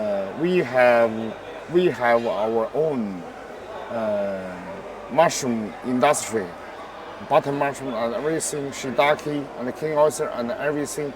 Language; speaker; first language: English; non-native, learner; Chinese